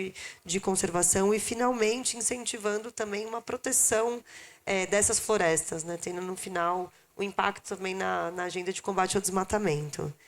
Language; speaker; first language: Portuguese; native; Portuguese